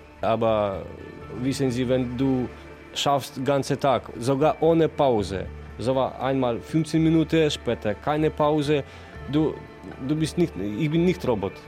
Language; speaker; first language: German; non-native, learner; Polish